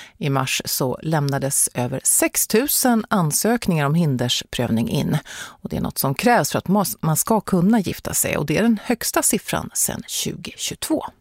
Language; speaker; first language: Swedish; native; Swedish